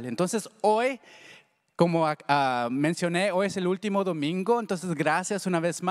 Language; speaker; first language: Spanish; early bilingual, heritage; Spanish